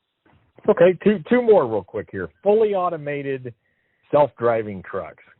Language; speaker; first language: English; native; English